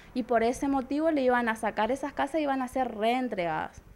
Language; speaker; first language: Spanish; native; Spanish